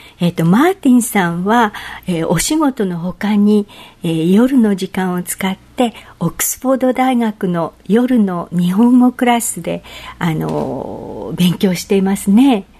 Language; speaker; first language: Japanese; native; Japanese